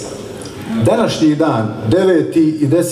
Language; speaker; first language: Croatian; native; Croatian